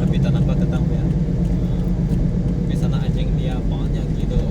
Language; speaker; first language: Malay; non-native, local second language; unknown